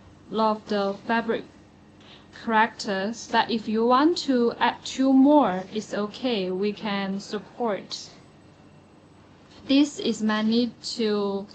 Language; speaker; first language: English; non-native, learner; Chinese